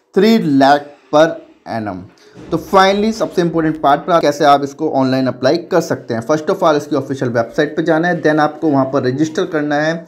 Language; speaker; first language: Hindi; native; Hindi